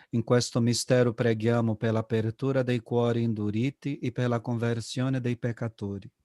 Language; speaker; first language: Italian; non-native, fluent; Portuguese